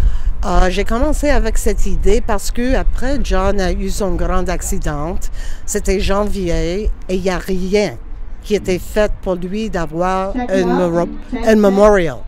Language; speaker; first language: French; non-native, local second language; English